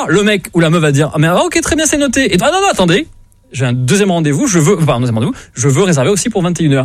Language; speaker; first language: French; native; French